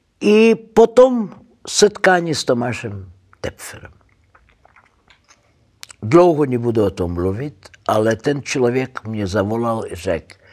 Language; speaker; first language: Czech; non-native, learner; Russian